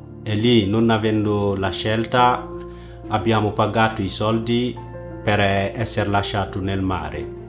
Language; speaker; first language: Italian; non-native, fluent; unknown